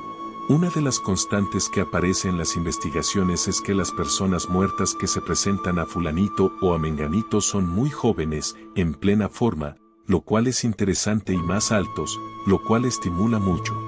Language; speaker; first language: Spanish; native; Spanish